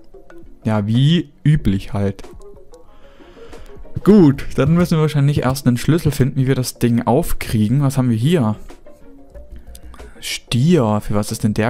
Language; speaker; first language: German; native; German